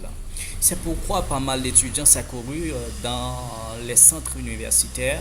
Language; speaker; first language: French; non-native, fluent; Spanish